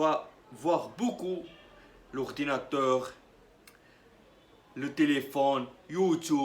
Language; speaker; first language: French; non-native, learner; Arabic